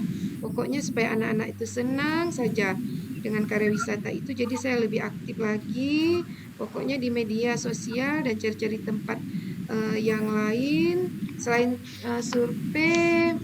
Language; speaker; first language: Indonesian; native; Indonesian